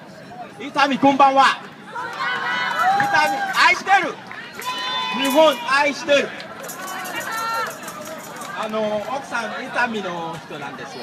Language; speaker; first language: Japanese; non-native, learner; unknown